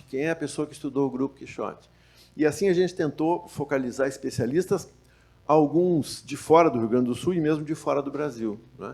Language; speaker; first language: Portuguese; native; Portuguese